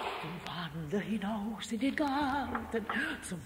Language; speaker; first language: German; native; German